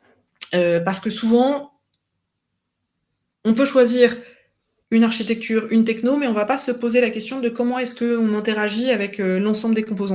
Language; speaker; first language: French; native; French